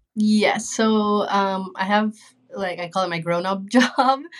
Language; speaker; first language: English; early bilingual, other home language; Spanish